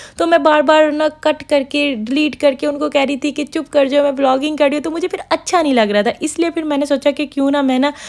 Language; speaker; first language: Urdu; non-native, local second language; Punjabi